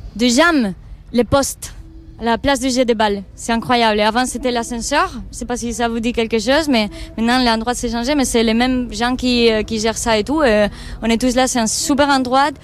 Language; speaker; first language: French; non-native, fluent; Spanish